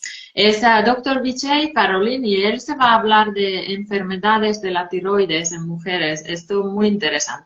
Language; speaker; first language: Spanish; non-native, fluent; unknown